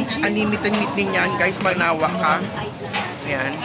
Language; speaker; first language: Filipino; native; Filipino